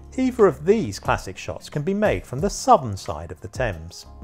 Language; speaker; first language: English; native; English